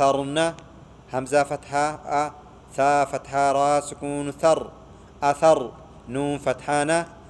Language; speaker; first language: Arabic; non-native, fluent; Oromo